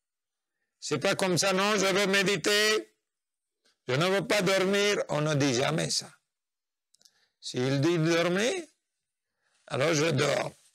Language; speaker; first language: French; non-native, fluent; Nepali